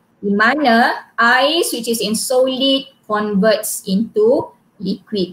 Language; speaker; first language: English; non-native, local second language; Malay